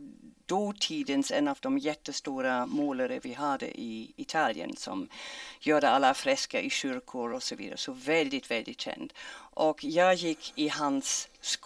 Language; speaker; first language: Swedish; non-native, fluent; German